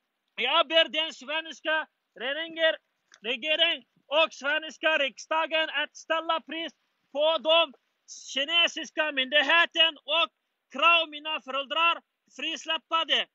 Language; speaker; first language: Swedish; non-native, learner; Uyghur